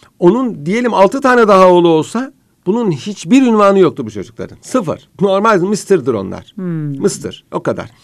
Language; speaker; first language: Turkish; native; Turkish